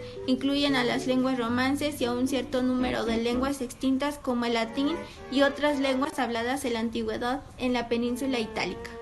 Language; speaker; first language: Spanish; native; Spanish